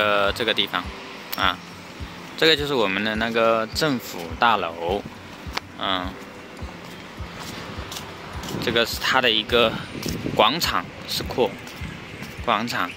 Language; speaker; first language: Chinese; native; Chinese